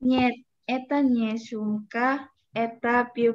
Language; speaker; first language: Russian; non-native, learner; Indonesian